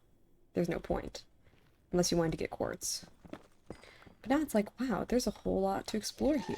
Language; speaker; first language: English; native; English